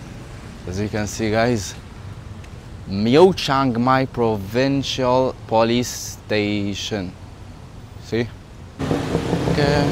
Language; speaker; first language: English; non-native, learner; Arabic